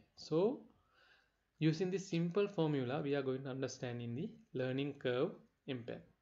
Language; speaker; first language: English; non-native, local second language; Sinhala